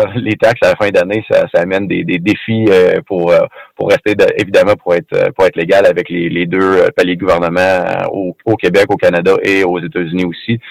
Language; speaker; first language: French; native; French